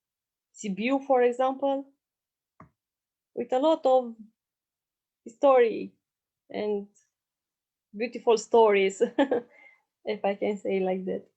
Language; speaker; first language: English; non-native, learner; Romanian